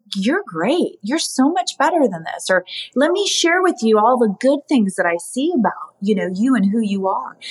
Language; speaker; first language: English; native; English